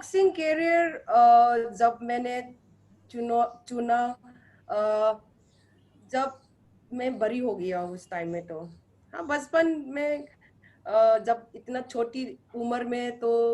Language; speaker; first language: Hindi; non-native, local second language; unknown